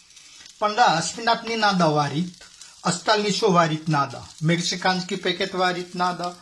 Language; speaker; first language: Russian; non-native, learner; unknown